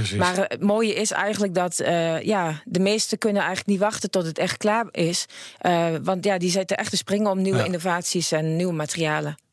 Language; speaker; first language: Dutch; native; Dutch